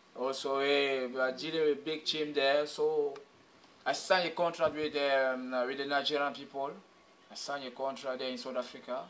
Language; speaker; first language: English; non-native, local second language; French